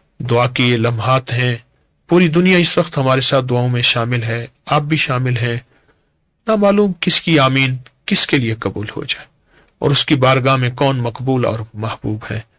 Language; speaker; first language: Urdu; native; Urdu